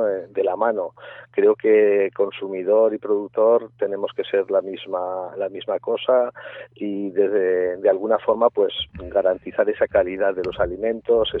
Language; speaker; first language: Spanish; native; Spanish